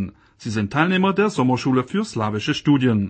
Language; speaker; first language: German; native; German